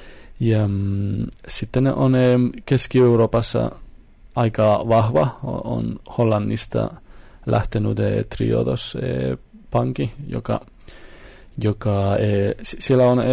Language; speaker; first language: Finnish; non-native, fluent; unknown